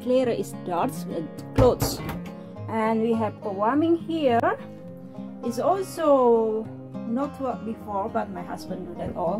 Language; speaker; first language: English; non-native, learner; Indonesian